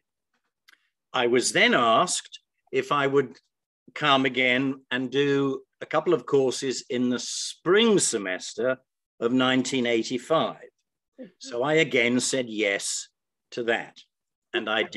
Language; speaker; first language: English; native; English